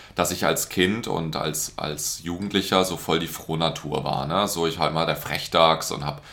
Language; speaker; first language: German; native; German